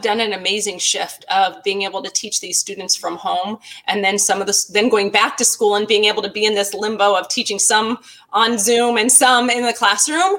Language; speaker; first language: English; native; English